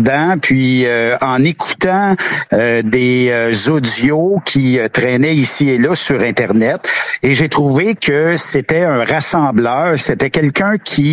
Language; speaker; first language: French; native; French